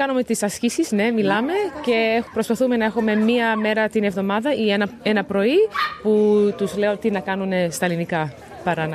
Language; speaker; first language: Greek; early bilingual, heritage; Greek